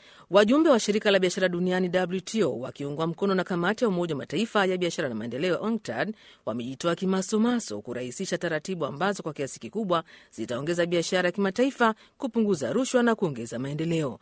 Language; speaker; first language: Swahili; non-native, local second language; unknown